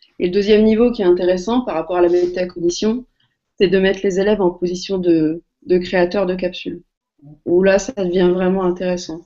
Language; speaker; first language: French; native; French